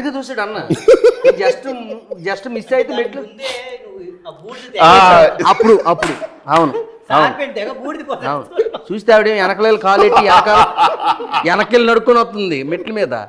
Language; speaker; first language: Telugu; native; Telugu